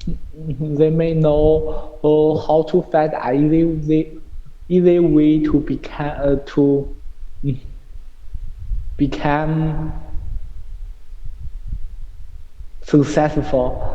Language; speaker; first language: English; non-native, learner; Chinese